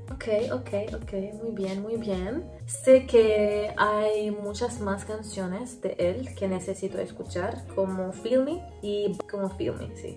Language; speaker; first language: Spanish; non-native, learner; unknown